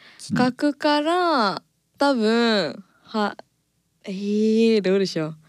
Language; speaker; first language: Japanese; non-native, fluent; Indonesian